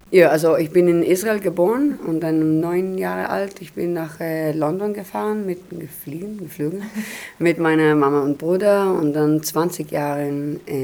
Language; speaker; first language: German; non-native, learner; Hebrew